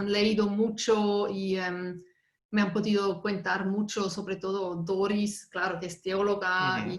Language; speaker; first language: Spanish; non-native, fluent; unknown